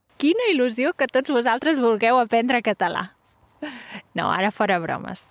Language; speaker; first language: Catalan; native; Catalan